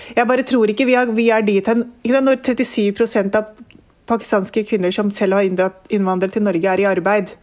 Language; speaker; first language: Norwegian; early bilingual, other home language; Urdu